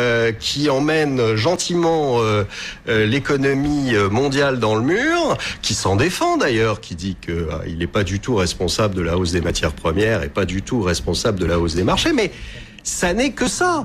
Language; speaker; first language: French; native; French